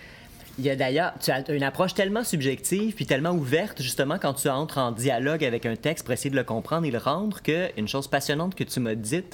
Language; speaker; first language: French; native; French